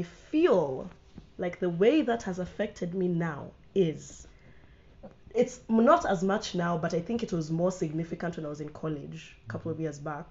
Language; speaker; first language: English; non-native, local second language; Swahili